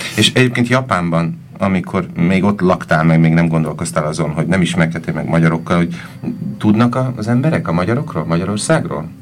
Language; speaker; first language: Hungarian; native; Hungarian